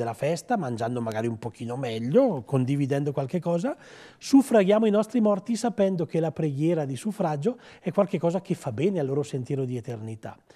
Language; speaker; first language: Italian; native; Italian